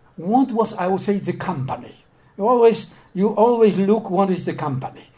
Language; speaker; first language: English; non-native, fluent; Polish